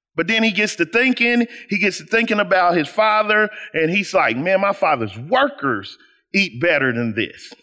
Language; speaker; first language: English; native; English